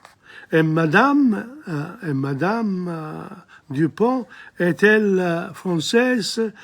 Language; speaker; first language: French; non-native, fluent; English